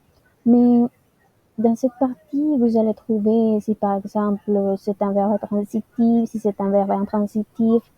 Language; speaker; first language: French; non-native, learner; Spanish